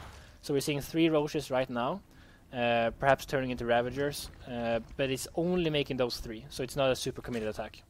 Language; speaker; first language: English; non-native, fluent; Swedish